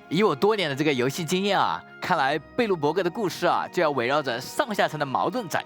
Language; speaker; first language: Chinese; native; Chinese